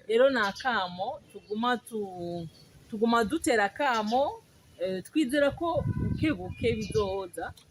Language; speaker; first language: Rundi; native; Rundi